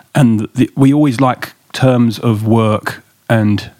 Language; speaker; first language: English; native; English